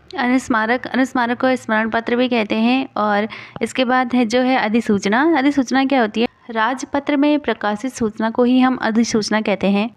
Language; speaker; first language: Hindi; native; Hindi